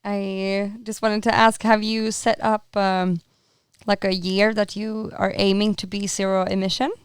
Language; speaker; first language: English; non-native, fluent; Swedish